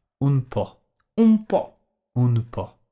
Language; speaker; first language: Italian; non-native, learner; Polish